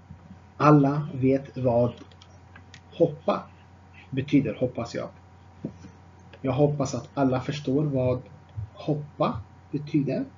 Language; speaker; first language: Swedish; non-native, fluent; Tigrinya